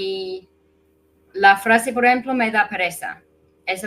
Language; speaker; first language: Spanish; non-native, fluent; English